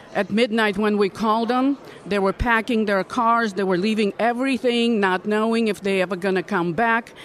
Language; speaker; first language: English; non-native, fluent; Russian